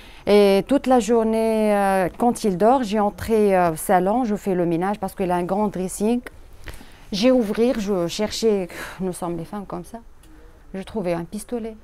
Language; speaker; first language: French; non-native, learner; Arabic